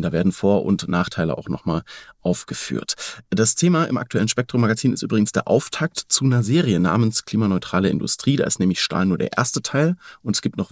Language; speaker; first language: German; native; German